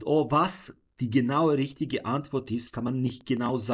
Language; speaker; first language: German; non-native, fluent; Serbian